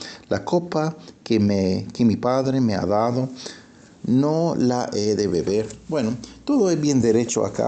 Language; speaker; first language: Spanish; non-native, fluent; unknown